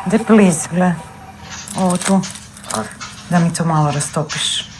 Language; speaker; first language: Croatian; native; Croatian